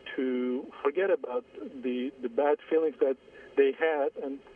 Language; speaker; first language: English; non-native, fluent; Armenian